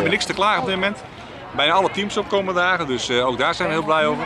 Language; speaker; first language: Dutch; native; Dutch